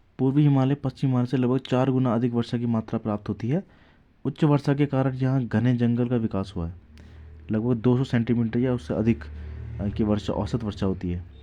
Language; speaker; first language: Hindi; native; Hindi